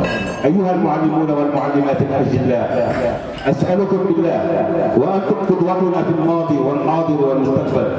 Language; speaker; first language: Arabic; native; Arabic